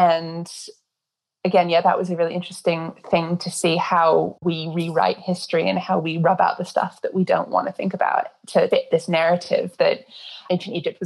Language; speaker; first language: English; native; English